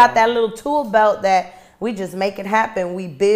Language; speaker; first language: English; native; English